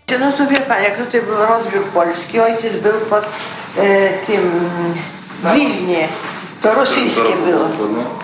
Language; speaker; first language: Polish; early bilingual, heritage; Polish